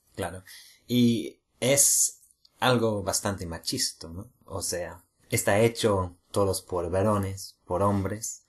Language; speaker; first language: Spanish; non-native, fluent; English